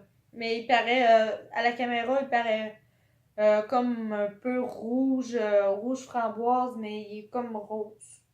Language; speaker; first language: French; native; French